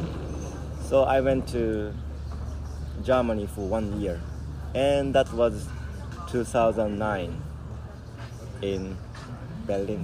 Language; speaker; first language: English; non-native, learner; Japanese